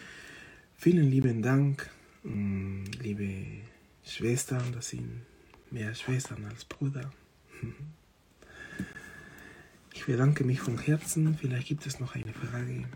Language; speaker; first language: German; non-native, fluent; Spanish